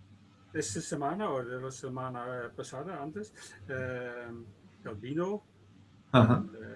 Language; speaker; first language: Spanish; non-native, learner; Dutch